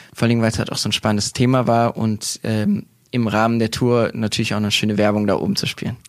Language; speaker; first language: German; native; German